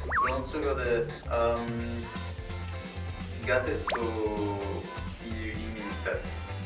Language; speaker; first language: Japanese; non-native, learner; French